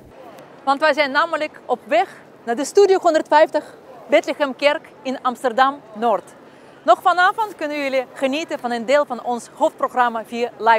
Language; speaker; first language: Dutch; non-native, fluent; Russian